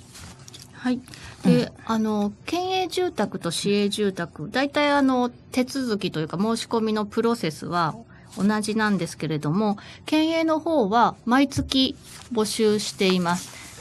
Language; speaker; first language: Japanese; native; Japanese